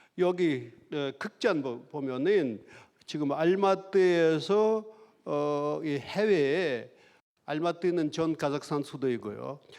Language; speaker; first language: Korean; non-native, fluent; Russian